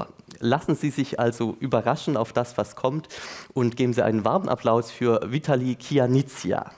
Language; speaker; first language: German; native; German